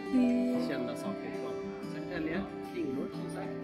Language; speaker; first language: Swedish; native; Swedish